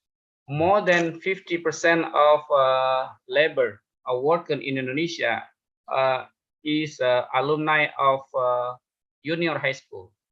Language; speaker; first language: English; non-native, fluent; Indonesian